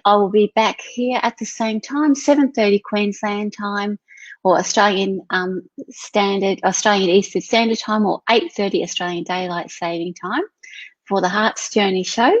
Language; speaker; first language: English; native; English